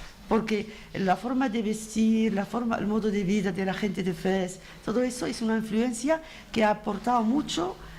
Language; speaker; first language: Spanish; non-native, fluent; Arabic